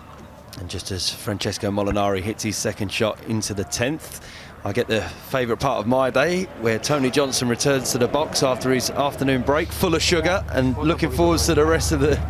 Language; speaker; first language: English; native; English